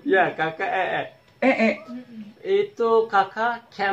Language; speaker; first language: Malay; non-native, learner; Turkish